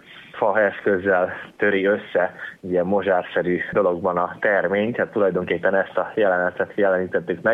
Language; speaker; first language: Hungarian; native; Hungarian